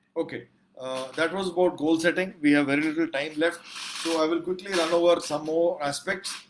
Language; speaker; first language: English; non-native, local second language; Punjabi